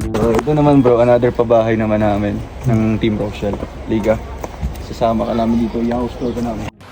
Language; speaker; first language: Filipino; non-native, local second language; Cebuano